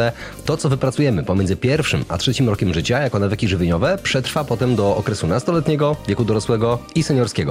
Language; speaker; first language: Polish; native; Polish